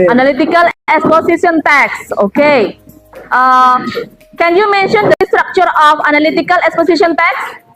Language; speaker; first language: English; non-native, fluent; Indonesian